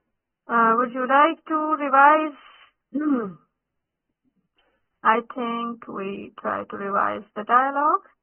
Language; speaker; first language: English; non-native, local second language; Urdu